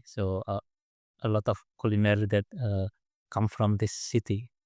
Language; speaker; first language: English; non-native, learner; Indonesian